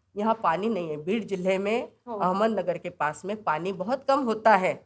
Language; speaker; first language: Hindi; non-native, local second language; Marathi